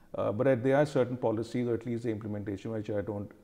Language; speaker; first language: English; non-native, local second language; Hindi